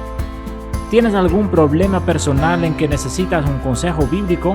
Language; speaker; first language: Spanish; native; Spanish